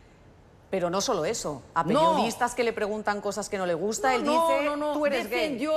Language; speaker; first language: Spanish; native; Spanish